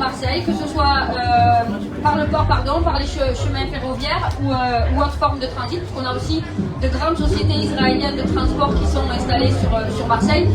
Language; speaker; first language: French; native; French